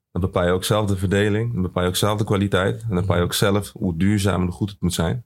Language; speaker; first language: Dutch; early bilingual, other home language; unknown